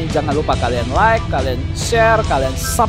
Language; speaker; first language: Indonesian; native; Indonesian